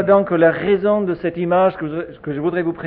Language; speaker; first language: French; native; French